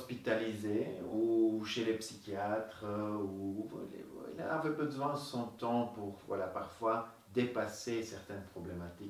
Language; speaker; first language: French; non-native, local second language; Dutch